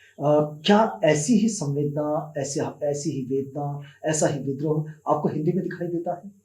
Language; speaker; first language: Hindi; native; Hindi